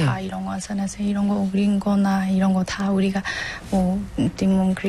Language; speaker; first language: Korean; non-native, learner; Burmese